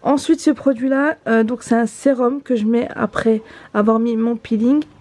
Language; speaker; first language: French; native; French